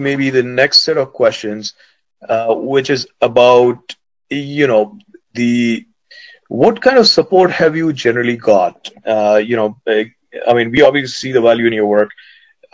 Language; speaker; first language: English; non-native, local second language; Hindi